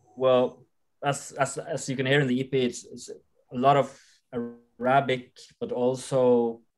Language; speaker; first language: English; non-native, fluent; Norwegian